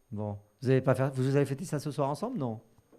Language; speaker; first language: French; native; French